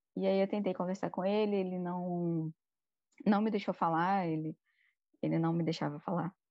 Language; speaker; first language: Portuguese; native; Portuguese